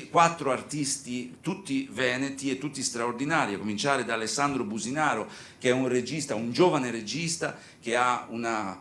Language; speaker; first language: Italian; native; Italian